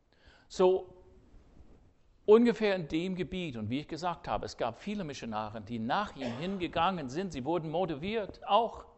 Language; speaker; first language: German; non-native, fluent; English